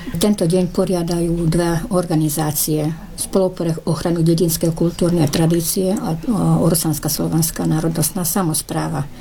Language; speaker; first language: Slovak; early bilingual, heritage; Slovak